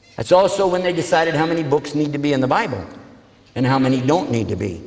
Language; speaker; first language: English; native; English